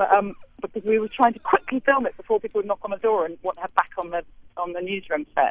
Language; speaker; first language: English; native; English